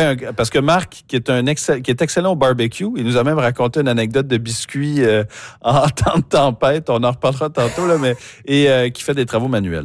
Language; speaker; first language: French; native; French